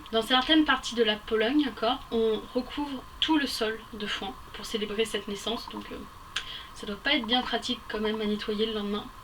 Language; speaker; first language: French; native; French